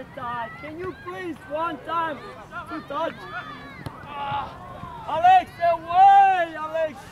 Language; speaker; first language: English; native; English